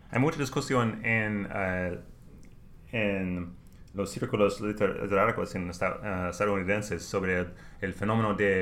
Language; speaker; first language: Spanish; non-native, learner; English